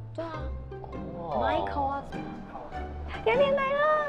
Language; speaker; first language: Chinese; native; Chinese